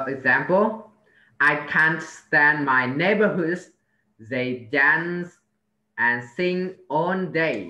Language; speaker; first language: English; non-native, learner; Vietnamese